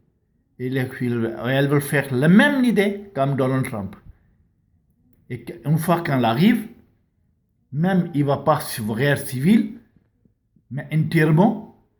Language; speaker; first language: French; non-native, learner; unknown